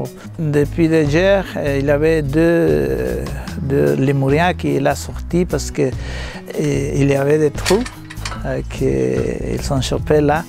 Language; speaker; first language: French; non-native, learner; Spanish